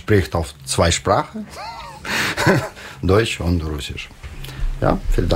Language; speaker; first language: German; non-native, learner; Russian